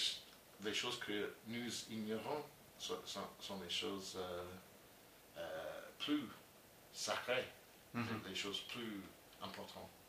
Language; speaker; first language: French; non-native, learner; English